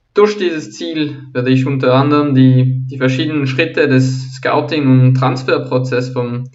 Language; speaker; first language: German; non-native, fluent; French